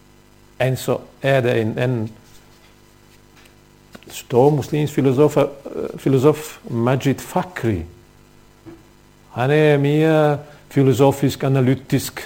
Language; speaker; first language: Danish; non-native, fluent; Bosnian